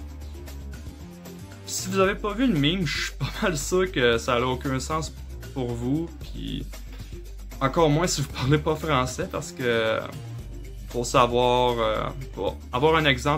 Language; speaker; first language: French; native; French